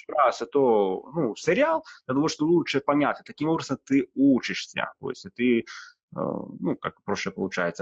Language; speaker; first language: Russian; non-native, fluent; Italian